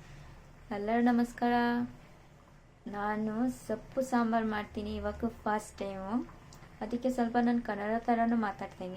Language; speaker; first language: Kannada; non-native, local second language; Bangla